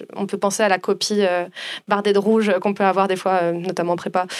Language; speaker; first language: French; native; French